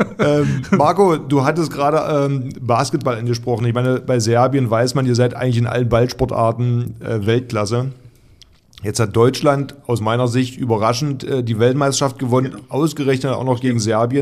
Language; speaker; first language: German; native; German